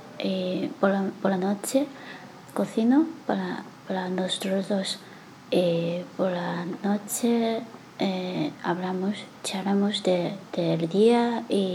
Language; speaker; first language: Spanish; non-native, learner; Chinese